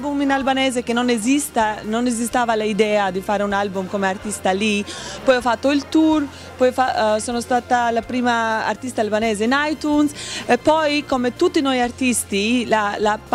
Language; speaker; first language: Italian; non-native, learner; Albanian